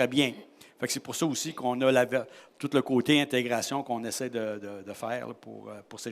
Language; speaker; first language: French; native; French